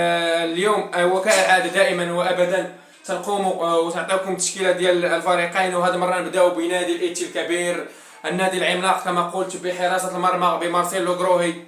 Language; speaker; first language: Arabic; native; Arabic